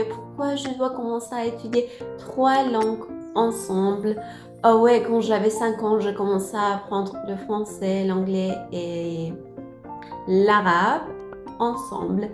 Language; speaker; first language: French; non-native, learner; Persian